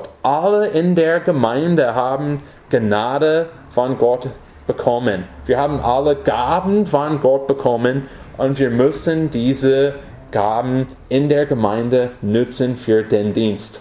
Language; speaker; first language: German; non-native, fluent; English